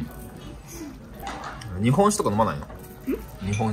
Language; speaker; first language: Japanese; native; Japanese